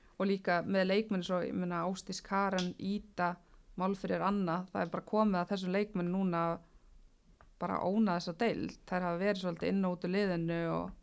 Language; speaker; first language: Icelandic; native; Icelandic